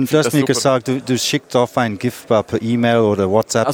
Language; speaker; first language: German; non-native, learner; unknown